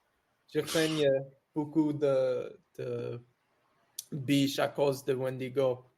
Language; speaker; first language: French; non-native, learner; English